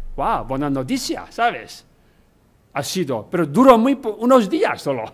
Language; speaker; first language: Spanish; non-native, learner; Chinese